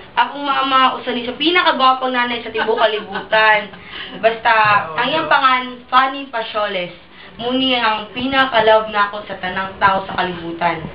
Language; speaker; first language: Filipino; non-native, local second language; Cebuano